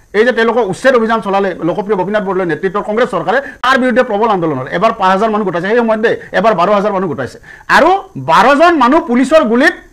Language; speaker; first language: Assamese; native; Assamese